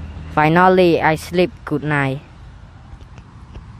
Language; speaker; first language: English; non-native, learner; Khmer